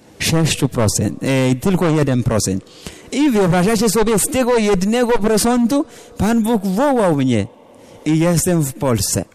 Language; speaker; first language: Polish; non-native, learner; Amharic